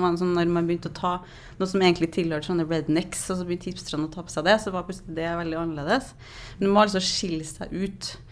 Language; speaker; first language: Norwegian; native; Norwegian